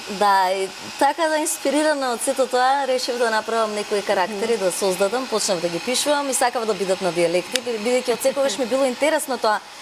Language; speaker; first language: Macedonian; native; Macedonian